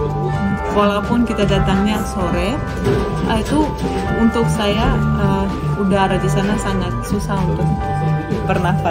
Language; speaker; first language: Indonesian; non-native, fluent; Russian